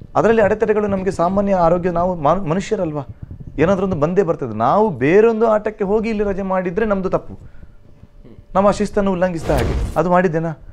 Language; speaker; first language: Kannada; non-native, local second language; Tulu